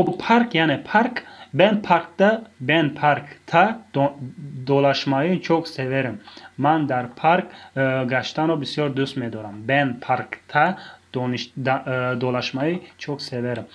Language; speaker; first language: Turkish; non-native, fluent; Tajik